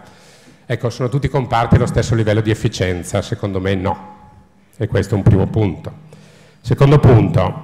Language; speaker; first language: Italian; native; Italian